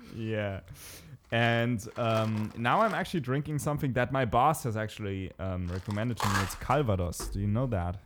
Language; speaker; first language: English; non-native, fluent; German